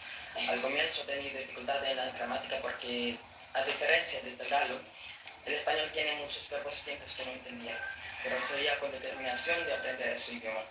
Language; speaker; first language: Spanish; non-native, learner; Filipino